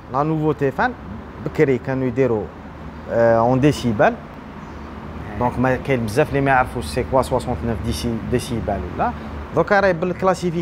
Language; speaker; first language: French; non-native, local second language; Arabic